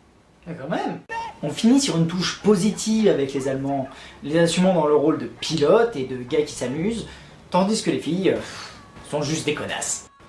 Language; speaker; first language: French; native; French